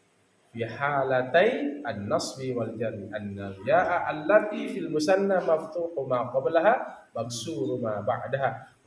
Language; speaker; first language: Arabic; non-native, fluent; Indonesian